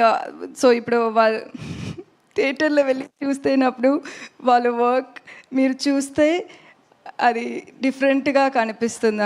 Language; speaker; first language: Telugu; non-native, learner; Tamil